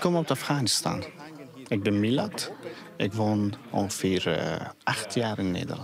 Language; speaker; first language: Dutch; non-native, learner; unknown